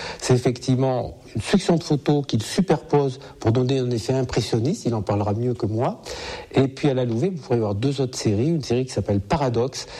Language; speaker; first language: French; native; French